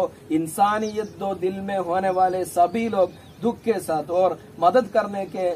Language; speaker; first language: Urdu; non-native, local second language; Malayalam